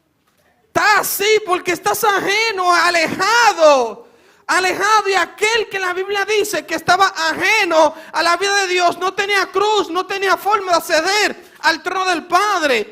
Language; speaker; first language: Spanish; native; Spanish